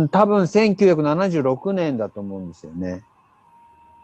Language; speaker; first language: Japanese; native; Japanese